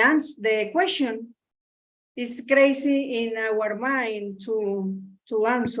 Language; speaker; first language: English; non-native, learner; Spanish